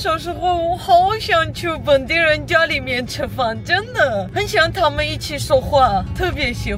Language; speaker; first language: Chinese; non-native, learner; Armenian